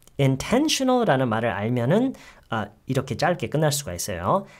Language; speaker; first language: Korean; native; Korean